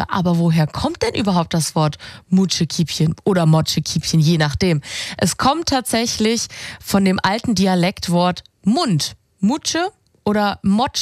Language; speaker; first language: German; native; German